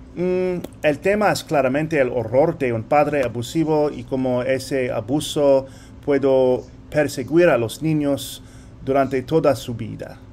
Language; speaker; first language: Spanish; early bilingual, heritage; English